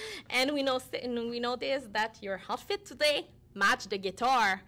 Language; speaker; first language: English; non-native, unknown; French